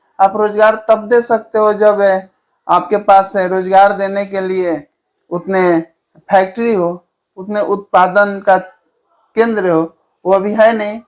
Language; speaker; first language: Hindi; native; Hindi